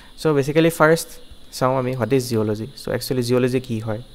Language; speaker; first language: English; non-native, local second language; Assamese